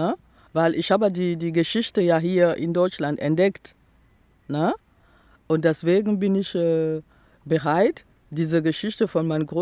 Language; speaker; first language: German; non-native, local second language; French